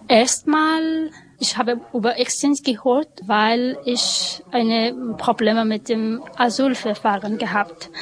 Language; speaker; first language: German; non-native, learner; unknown